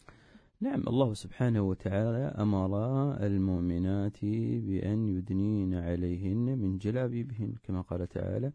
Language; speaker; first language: Arabic; native; Arabic